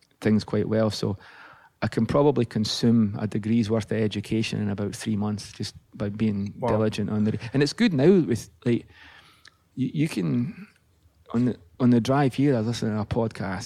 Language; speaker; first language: English; native; English